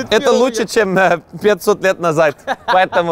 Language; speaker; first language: Russian; non-native, learner; Estonian